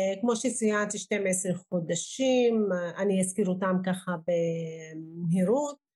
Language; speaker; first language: Hebrew; non-native, local second language; Arabic